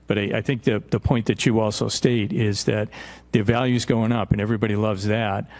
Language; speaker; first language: English; native; English